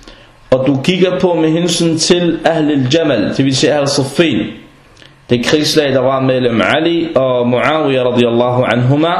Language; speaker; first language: Danish; non-native, fluent; Arabic